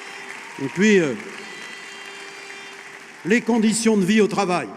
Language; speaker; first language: French; native; French